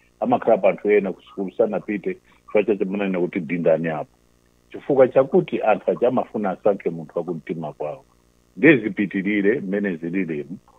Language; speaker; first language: Nyanja; non-native, local second language; Tumbuka